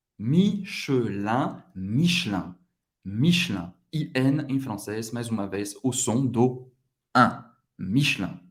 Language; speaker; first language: Portuguese; non-native, fluent; French